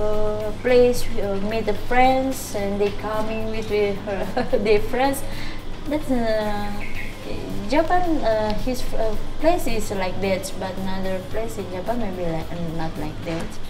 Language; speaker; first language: English; non-native, learner; Indonesian